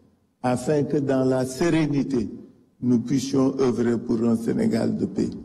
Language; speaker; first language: French; non-native, local second language; Wolof